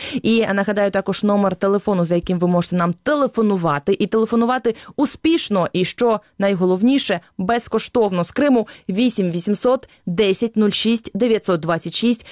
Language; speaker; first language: Ukrainian; native; Ukrainian